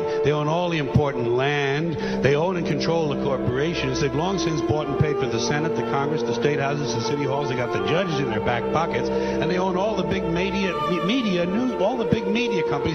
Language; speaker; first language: English; native; English